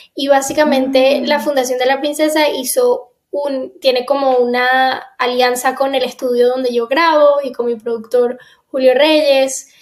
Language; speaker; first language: Spanish; native; Spanish